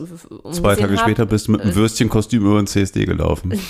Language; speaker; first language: German; native; German